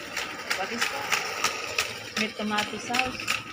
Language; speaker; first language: Dutch; non-native, learner; Filipino